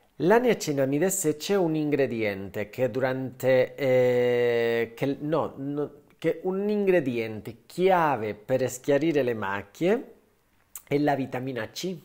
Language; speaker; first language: Italian; non-native, fluent; Spanish